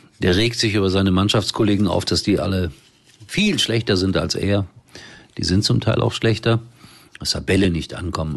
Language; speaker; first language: German; native; German